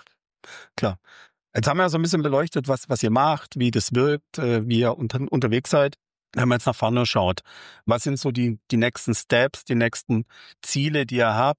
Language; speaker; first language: German; native; German